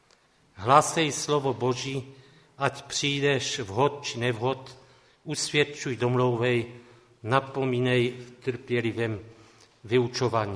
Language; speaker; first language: Czech; non-native, local second language; Polish